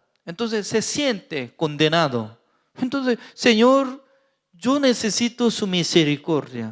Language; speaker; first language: Spanish; non-native, fluent; Korean